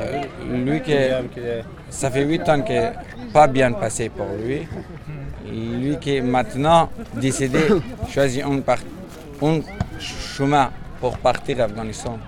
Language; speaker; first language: French; non-native, learner; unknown